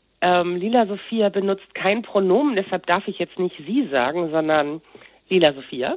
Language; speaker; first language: German; native; German